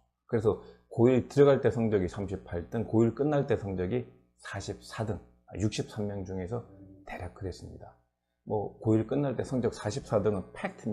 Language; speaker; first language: Korean; native; Korean